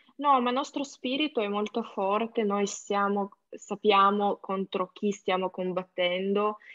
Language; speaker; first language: Italian; non-native, fluent; Ukrainian